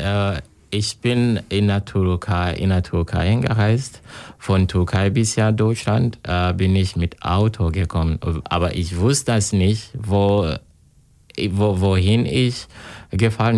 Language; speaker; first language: German; non-native, learner; Kinyarwanda